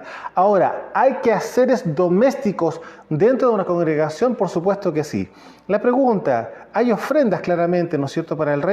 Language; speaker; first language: Spanish; native; Spanish